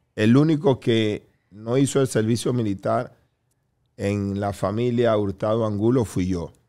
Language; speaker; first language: Spanish; native; Spanish